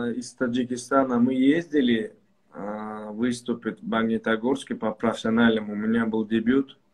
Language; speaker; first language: Russian; non-native, local second language; Tajik